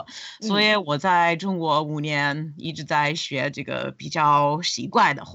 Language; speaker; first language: Chinese; non-native, fluent; English